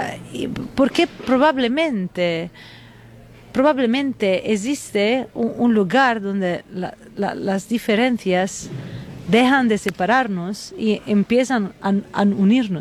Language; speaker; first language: Spanish; non-native, fluent; Italian